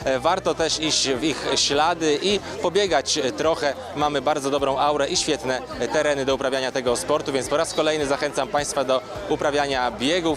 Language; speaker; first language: Polish; native; Polish